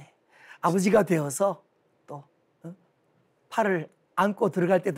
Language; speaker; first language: Korean; native; Korean